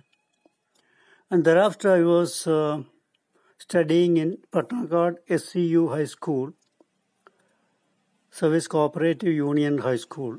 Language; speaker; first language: English; non-native, local second language; Malayalam